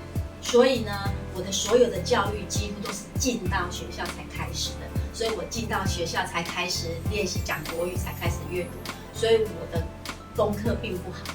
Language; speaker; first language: Chinese; non-native, local second language; Min Nan Chinese